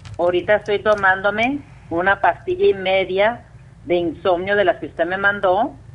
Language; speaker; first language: Spanish; native; Spanish